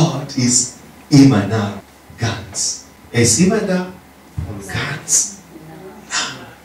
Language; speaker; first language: German; non-native, learner; English